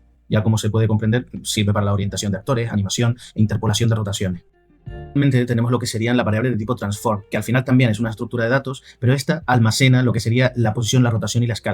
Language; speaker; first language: Spanish; native; Spanish